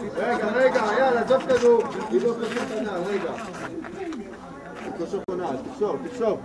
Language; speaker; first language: Hebrew; native; Hebrew